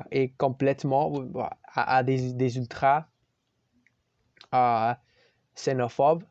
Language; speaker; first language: French; non-native, learner; Spanish